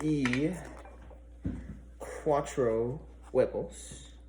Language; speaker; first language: Spanish; non-native, learner; English